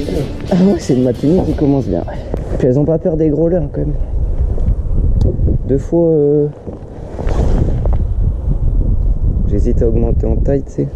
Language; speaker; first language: French; native; French